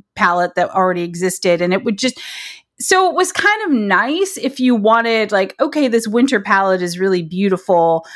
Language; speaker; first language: English; native; English